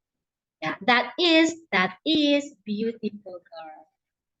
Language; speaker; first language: English; non-native, learner; Indonesian